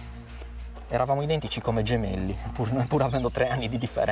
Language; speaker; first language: Italian; native; Italian